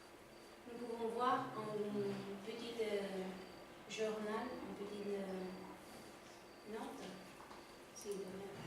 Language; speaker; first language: French; non-native, learner; Spanish